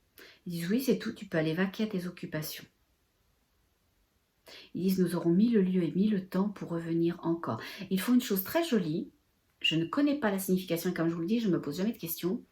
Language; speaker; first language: French; native; French